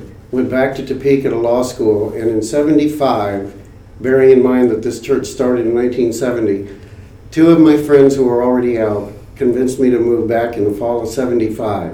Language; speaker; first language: English; native; English